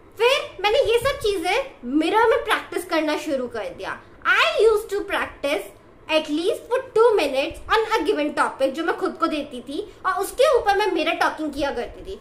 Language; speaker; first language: Hindi; native; Hindi